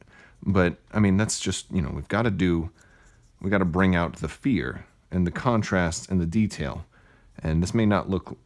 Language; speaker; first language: English; native; English